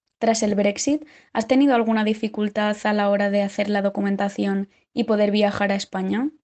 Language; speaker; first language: Spanish; native; Spanish